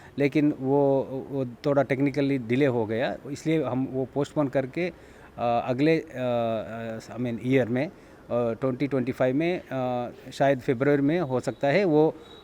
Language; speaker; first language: Hindi; non-native, local second language; Telugu